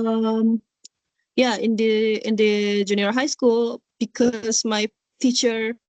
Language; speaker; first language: English; non-native, learner; Indonesian